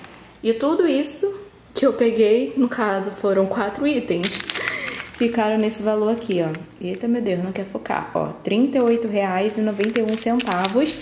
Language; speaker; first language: Portuguese; native; Portuguese